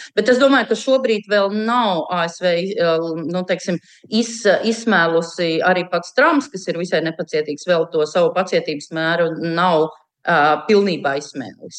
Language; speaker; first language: Latvian; native; Latvian